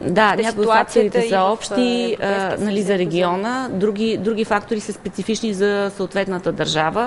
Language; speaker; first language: Bulgarian; native; Bulgarian